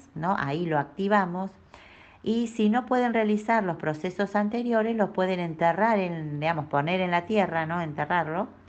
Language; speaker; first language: Spanish; native; Spanish